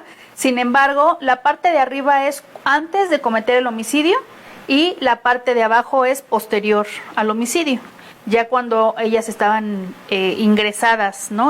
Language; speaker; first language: Spanish; native; Spanish